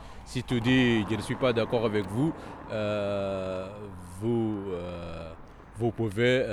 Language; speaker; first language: French; non-native, fluent; Arabic